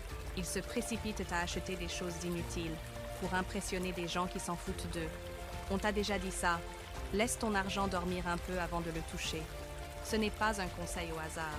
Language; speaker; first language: French; native; French